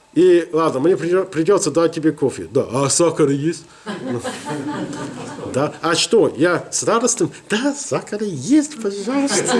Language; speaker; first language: Russian; non-native, learner; English